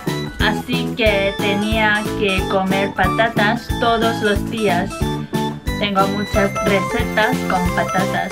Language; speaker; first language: Spanish; non-native, fluent; Chinese